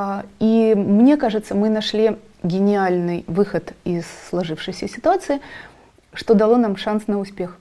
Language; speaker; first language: Russian; native; Russian